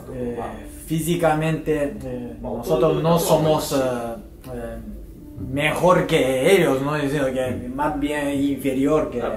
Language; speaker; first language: Spanish; non-native, fluent; Japanese